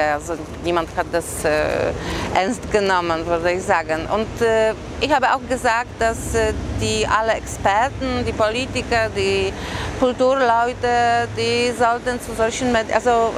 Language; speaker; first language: German; non-native, fluent; Polish